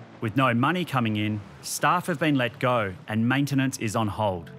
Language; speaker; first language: English; native; English